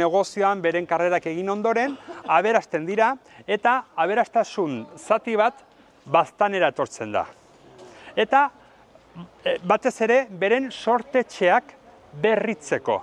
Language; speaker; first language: Basque; native; Basque